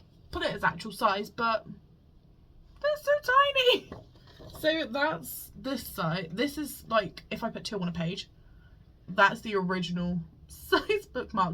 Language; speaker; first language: English; native; English